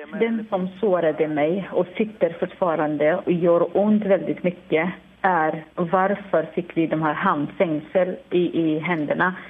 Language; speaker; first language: Swedish; non-native, learner; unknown